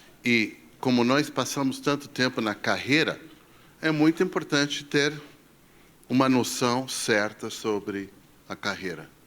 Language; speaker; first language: Portuguese; non-native, fluent; English